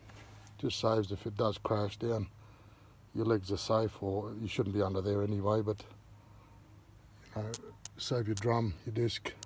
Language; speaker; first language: English; native; English